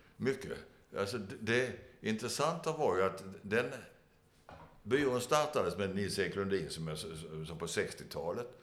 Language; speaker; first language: Swedish; native; Swedish